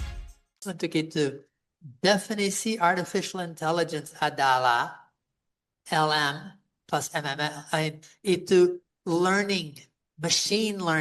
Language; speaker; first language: Indonesian; non-native, fluent; English